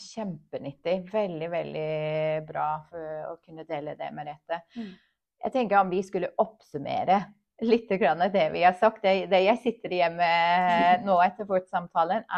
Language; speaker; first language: Norwegian; non-native, fluent; English